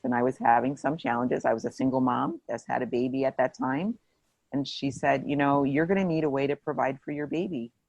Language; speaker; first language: English; native; English